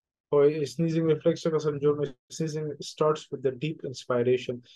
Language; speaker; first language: English; non-native, fluent; Persian